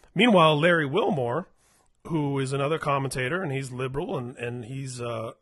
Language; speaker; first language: English; native; English